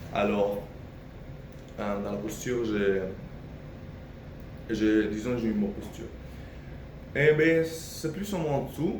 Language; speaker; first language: French; non-native, fluent; Spanish